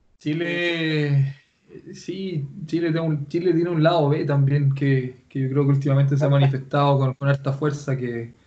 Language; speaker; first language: Spanish; native; Spanish